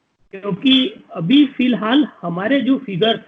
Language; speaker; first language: Hindi; native; Hindi